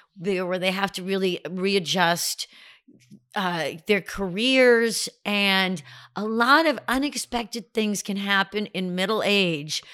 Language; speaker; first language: English; native; English